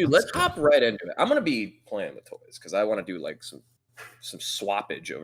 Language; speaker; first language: English; native; English